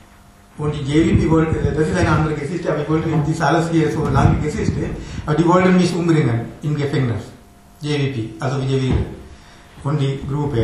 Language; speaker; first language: German; non-native, fluent; Tamil